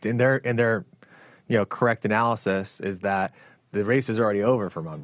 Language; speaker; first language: English; native; English